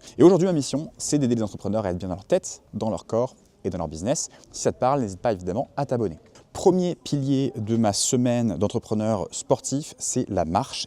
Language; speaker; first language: French; native; French